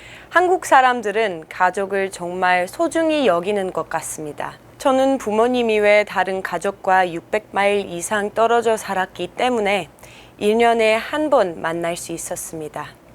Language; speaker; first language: Korean; non-native, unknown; English